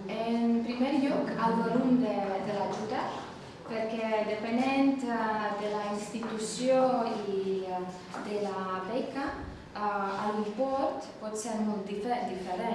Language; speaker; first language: Catalan; non-native, fluent; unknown